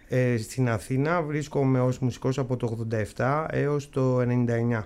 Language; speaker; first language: Greek; native; Greek